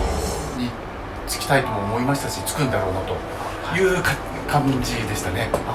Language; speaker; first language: Japanese; native; Japanese